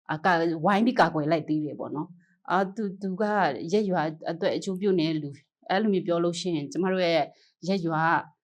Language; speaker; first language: Burmese; non-native, local second language; Kachin